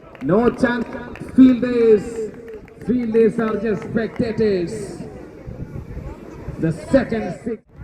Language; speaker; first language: English; non-native, local second language; Malayalam